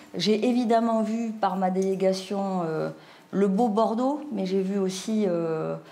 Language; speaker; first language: French; native; French